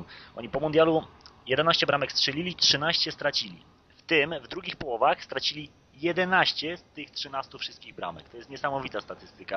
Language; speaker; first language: Polish; native; Polish